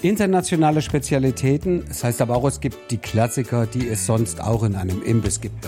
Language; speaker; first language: German; native; German